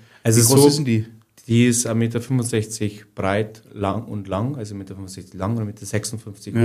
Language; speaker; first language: German; native; German